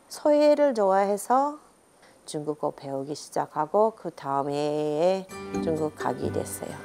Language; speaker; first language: Korean; non-native, fluent; English